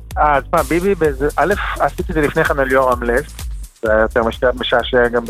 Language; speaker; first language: Hebrew; native; Hebrew